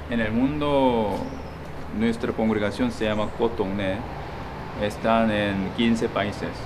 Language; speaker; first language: Spanish; non-native, fluent; Korean